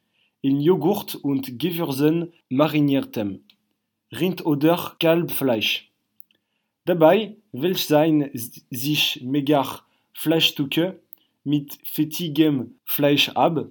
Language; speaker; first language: German; non-native, learner; French